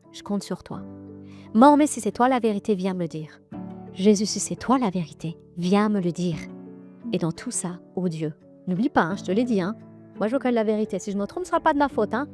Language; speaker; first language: French; early bilingual, other home language; Persian